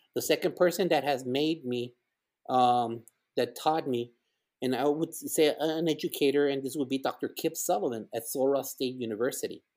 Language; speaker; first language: English; early bilingual, other home language; Spanish